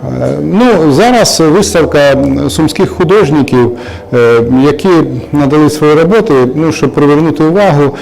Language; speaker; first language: Ukrainian; non-native, local second language; Russian